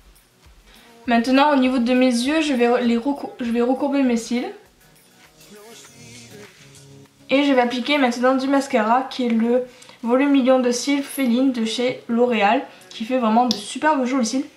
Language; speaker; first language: French; native; French